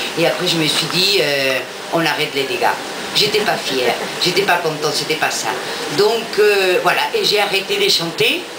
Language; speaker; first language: French; non-native, fluent; Spanish